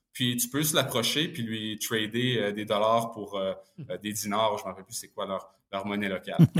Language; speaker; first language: French; early bilingual, other home language; Bosnian